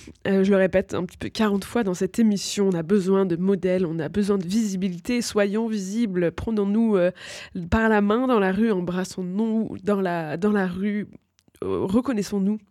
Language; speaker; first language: French; native; French